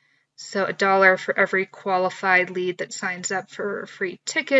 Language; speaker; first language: English; native; English